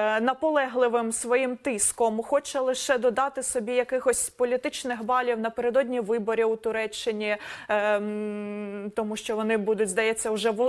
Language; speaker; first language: Ukrainian; native; Ukrainian